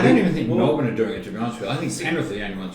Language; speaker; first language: English; native; English